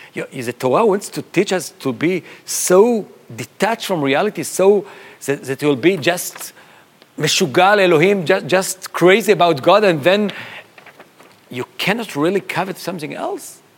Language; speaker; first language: English; non-native, fluent; Hebrew